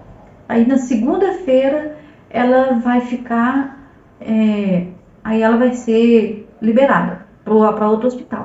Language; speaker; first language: Portuguese; native; Portuguese